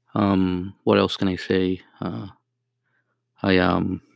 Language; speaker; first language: English; non-native, fluent; Spanish